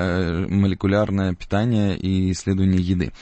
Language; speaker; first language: Russian; native; Russian